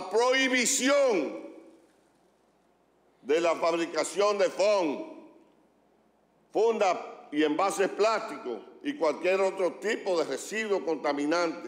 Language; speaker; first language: Spanish; native; Spanish